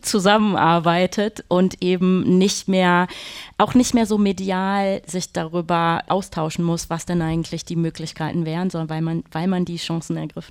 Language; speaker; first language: German; native; German